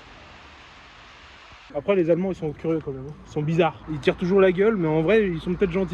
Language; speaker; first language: French; native; French